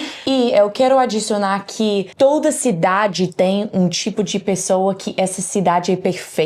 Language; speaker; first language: Portuguese; non-native, learner; English